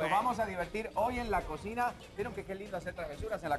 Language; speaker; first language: Spanish; native; Spanish